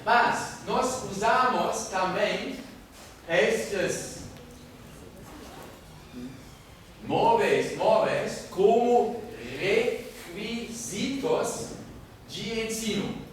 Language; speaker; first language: Portuguese; non-native, fluent; German